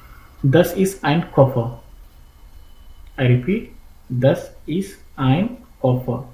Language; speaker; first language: German; non-native, learner; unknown